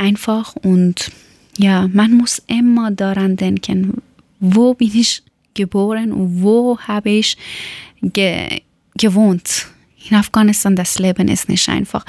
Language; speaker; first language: German; non-native, learner; Persian